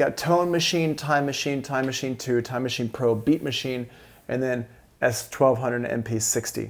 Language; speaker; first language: English; native; English